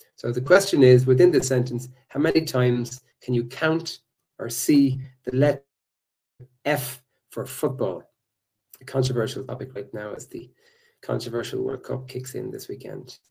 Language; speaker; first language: English; native; English